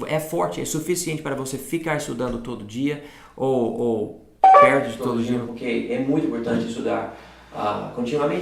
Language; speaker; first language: Portuguese; non-native, fluent; English